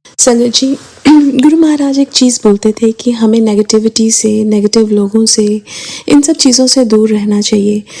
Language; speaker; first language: Hindi; native; Hindi